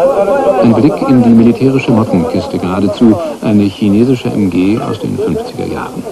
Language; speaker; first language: German; native; German